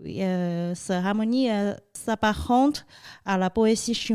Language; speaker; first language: French; non-native, fluent; Chinese